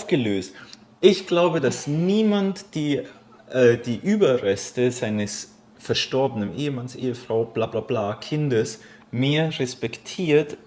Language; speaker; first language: German; native; German